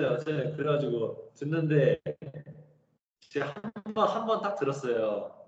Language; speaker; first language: Korean; native; Korean